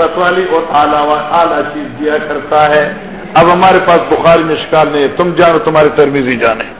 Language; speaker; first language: Urdu; non-native, local second language; Pashto